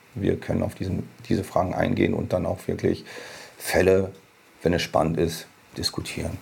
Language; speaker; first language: German; native; German